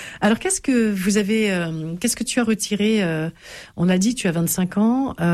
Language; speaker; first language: French; native; French